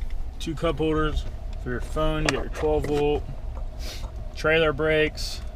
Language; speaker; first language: English; native; English